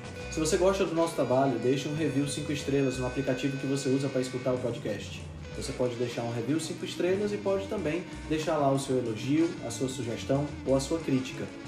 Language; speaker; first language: Portuguese; native; Portuguese